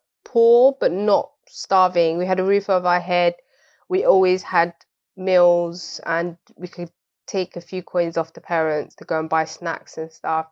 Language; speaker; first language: English; early bilingual, other home language; Swahili